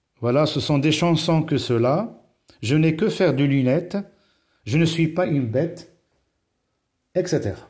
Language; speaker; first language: French; non-native, local second language; Arabic